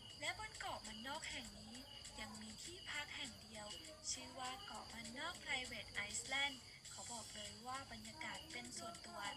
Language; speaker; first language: Thai; native; Thai